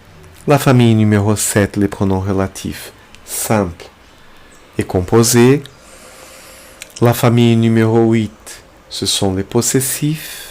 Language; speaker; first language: French; non-native, fluent; Portuguese